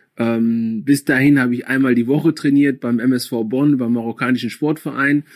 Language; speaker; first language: German; early bilingual, other home language; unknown